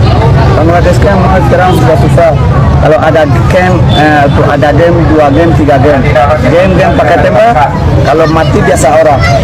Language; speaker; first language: Indonesian; non-native, learner; Rohingya